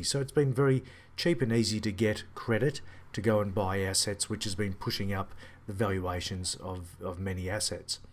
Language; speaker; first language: English; native; English